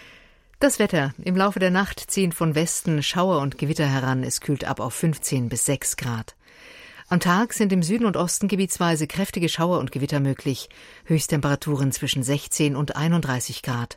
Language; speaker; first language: German; native; German